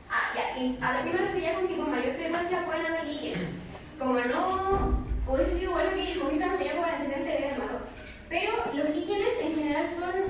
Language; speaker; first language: Spanish; native; Spanish